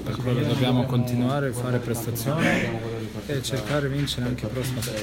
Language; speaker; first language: Italian; non-native, fluent; Bosnian